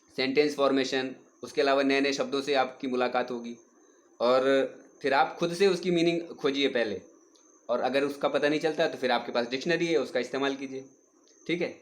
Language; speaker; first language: Hindi; native; Hindi